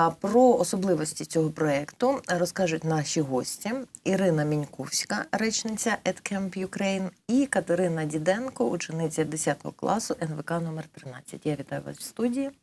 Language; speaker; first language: Ukrainian; native; Ukrainian